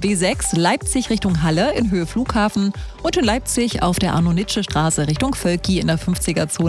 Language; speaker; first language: German; native; German